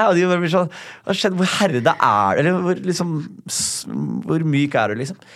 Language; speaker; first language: Norwegian; early bilingual, other home language; Somali